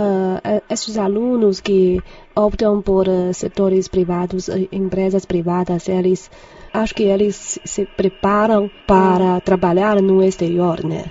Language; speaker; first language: Portuguese; non-native, fluent; Chinese